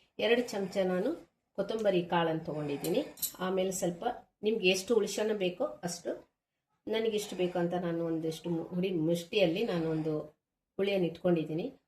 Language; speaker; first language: Kannada; native; Kannada